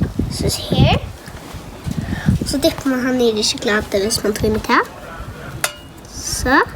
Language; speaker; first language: Norwegian; non-native, learner; Faroese